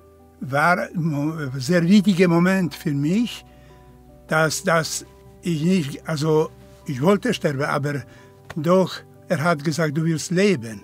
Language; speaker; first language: German; non-native, fluent; Polish